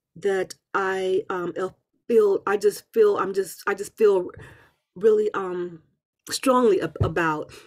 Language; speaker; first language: English; native; English